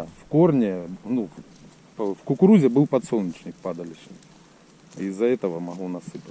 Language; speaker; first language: Russian; native; Russian